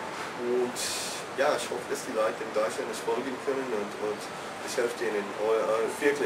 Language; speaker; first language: German; non-native, fluent; English